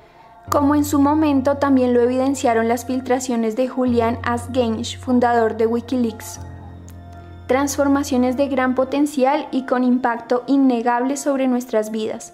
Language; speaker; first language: Spanish; native; Spanish